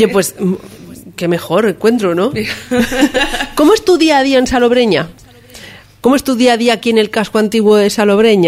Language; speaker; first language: Spanish; native; Spanish